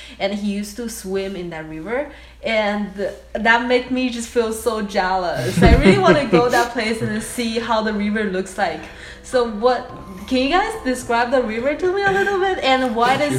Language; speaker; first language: English; non-native, fluent; Chinese